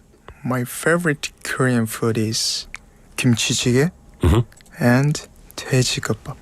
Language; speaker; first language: English; non-native, learner; Mongolian